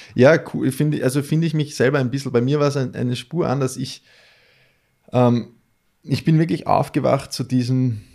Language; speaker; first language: German; native; German